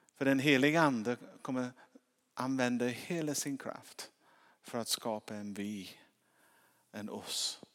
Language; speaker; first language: Swedish; non-native, fluent; English